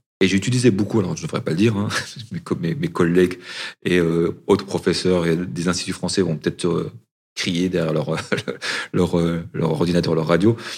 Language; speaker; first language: French; early bilingual, other home language; Arabic